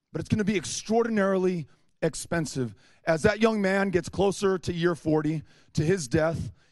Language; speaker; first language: English; native; English